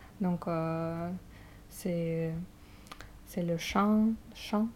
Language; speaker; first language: French; non-native, fluent; Russian